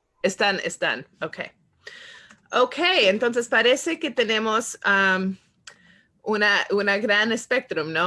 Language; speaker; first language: Spanish; non-native, fluent; English